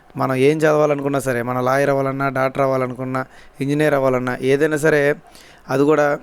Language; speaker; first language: Telugu; native; Telugu